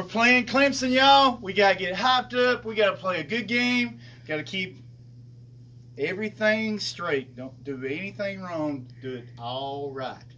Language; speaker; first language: English; native; English